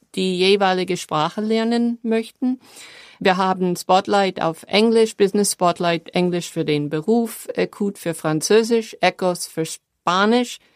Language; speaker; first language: German; non-native, fluent; English